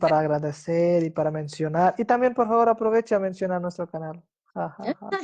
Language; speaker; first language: Spanish; non-native, fluent; Hindi